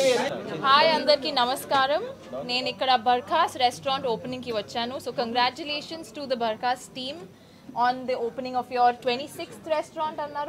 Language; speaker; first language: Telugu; non-native, learner; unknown